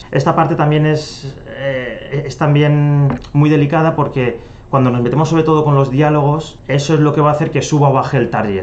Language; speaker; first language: Spanish; native; Spanish